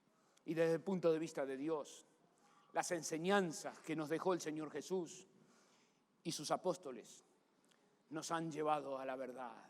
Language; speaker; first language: Spanish; native; Spanish